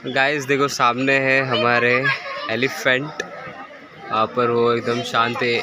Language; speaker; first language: Hindi; non-native, local second language; Marathi